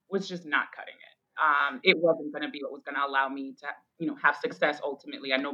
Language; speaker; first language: English; early bilingual, other home language; Spanish